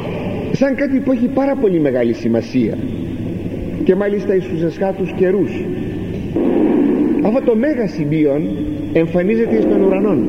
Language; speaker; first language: Greek; native; Greek